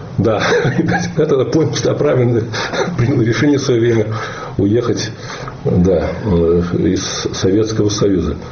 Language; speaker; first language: Russian; native; Russian